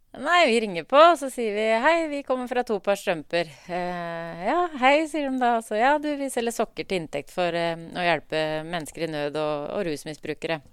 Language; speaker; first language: Norwegian; native; Norwegian